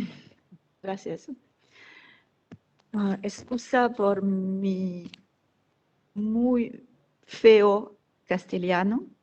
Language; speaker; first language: Spanish; non-native, fluent; French